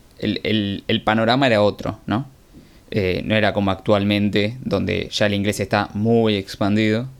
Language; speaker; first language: Spanish; native; Spanish